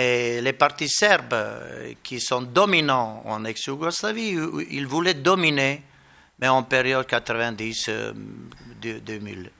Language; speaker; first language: French; non-native, learner; Bosnian